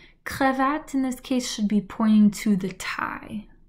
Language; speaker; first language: English; native; English